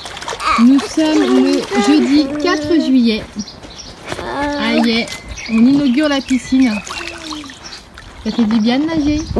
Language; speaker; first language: French; native; French